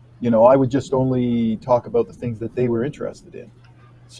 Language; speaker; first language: English; native; English